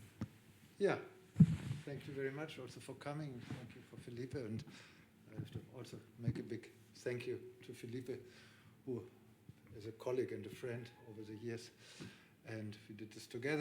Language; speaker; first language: English; non-native, fluent; German